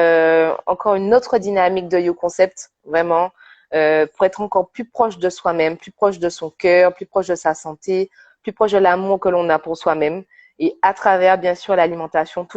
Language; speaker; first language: French; native; French